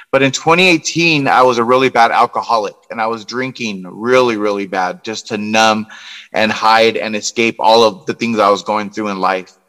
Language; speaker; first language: English; native; English